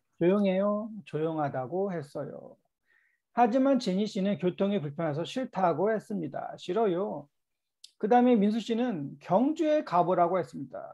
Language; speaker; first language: Korean; native; Korean